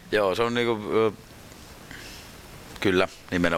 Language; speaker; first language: Finnish; native; Finnish